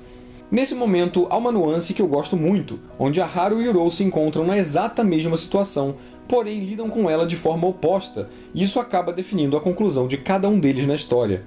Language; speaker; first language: Portuguese; native; Portuguese